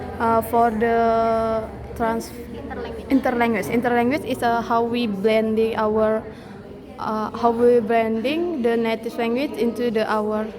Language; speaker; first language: English; non-native, learner; Indonesian